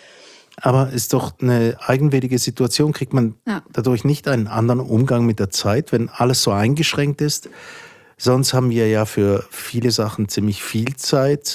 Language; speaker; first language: German; native; German